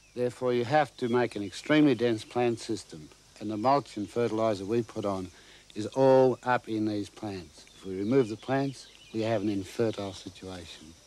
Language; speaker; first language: English; native; English